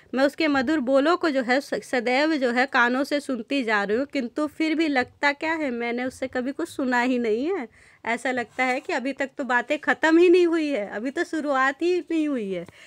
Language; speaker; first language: Hindi; native; Hindi